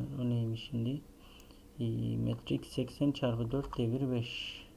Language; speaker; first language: Turkish; native; Turkish